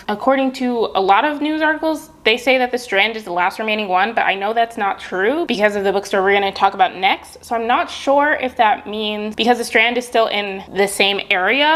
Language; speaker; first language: English; native; English